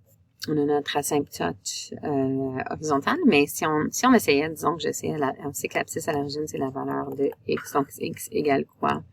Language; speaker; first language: French; native; French